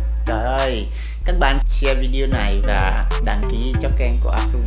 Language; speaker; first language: Vietnamese; non-native, fluent; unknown